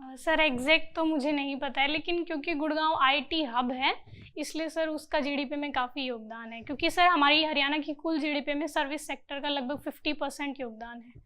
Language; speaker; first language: Hindi; native; Hindi